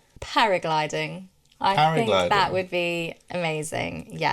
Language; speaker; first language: English; native; English